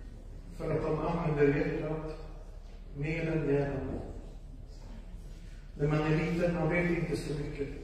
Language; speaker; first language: Swedish; non-native, fluent; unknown